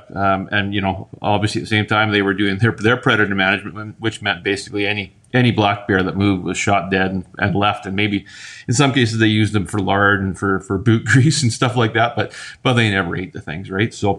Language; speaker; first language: English; native; English